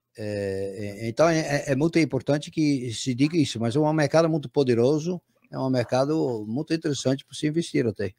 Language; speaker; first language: Portuguese; non-native, fluent; Dutch